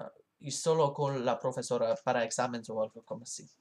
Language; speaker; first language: Spanish; non-native, learner; English